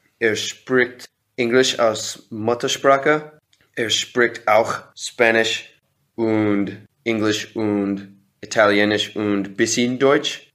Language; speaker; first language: German; non-native, learner; English